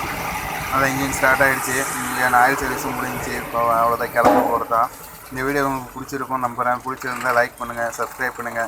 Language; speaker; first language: Tamil; native; Tamil